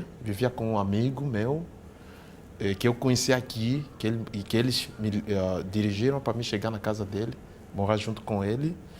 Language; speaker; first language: Portuguese; non-native, fluent; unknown